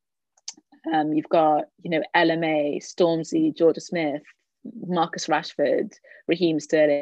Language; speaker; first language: English; native; English